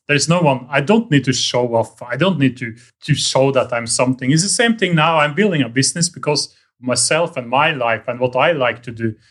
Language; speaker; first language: English; non-native, fluent; Norwegian